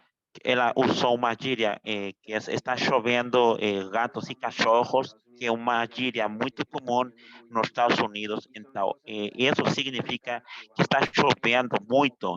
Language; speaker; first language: Portuguese; non-native, fluent; Spanish